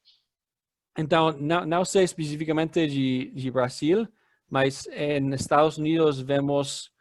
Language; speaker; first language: Spanish; non-native, fluent; English